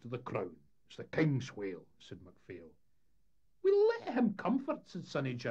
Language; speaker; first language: English; native; English